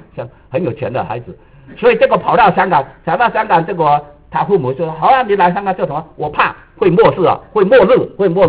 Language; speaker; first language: Chinese; native; Chinese